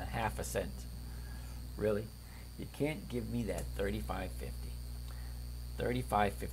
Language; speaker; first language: English; native; English